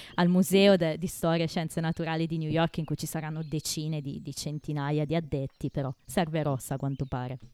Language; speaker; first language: Italian; native; Italian